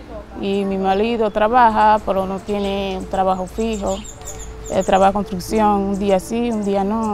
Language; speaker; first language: Spanish; early bilingual, heritage; Haitian Creole